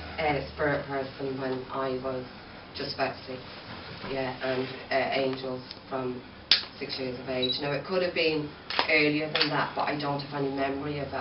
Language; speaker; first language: English; native; English